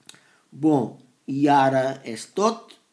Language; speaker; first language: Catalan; non-native, learner; Spanish